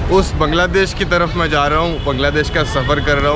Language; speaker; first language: Hindi; native; Hindi